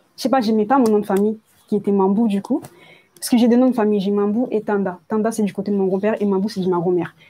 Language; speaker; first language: French; early bilingual, other home language; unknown